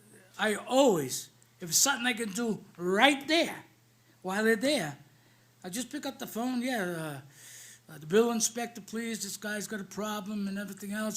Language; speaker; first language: English; native; English